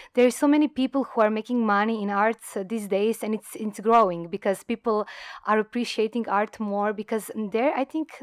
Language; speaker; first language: English; non-native, fluent; Croatian